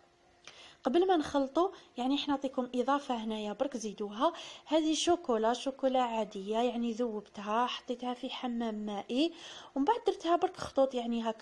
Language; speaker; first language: Arabic; native; Arabic